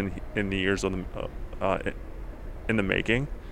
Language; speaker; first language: English; early bilingual, other home language; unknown